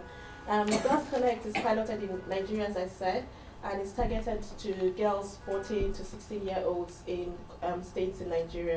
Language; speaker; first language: English; non-native, local second language; Hausa